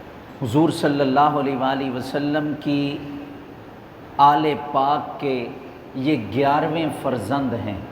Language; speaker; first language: Urdu; native; Urdu